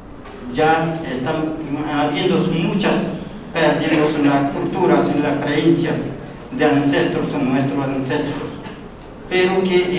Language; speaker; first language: Spanish; non-native, local second language; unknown